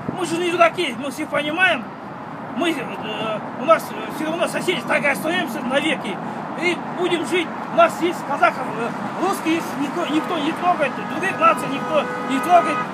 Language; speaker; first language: Russian; non-native, local second language; Kazakh